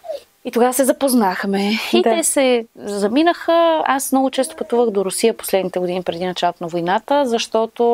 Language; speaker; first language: Bulgarian; native; Bulgarian